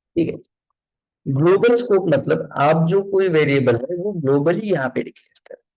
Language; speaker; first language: Hindi; non-native, local second language; Marathi